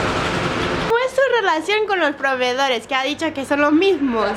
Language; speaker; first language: Spanish; non-native, fluent; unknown